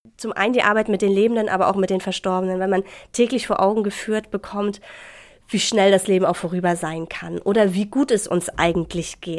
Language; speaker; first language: German; native; German